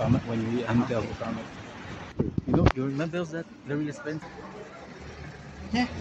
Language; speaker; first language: English; non-native, learner; French